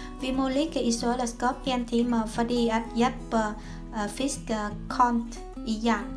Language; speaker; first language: Norwegian; non-native, learner; Vietnamese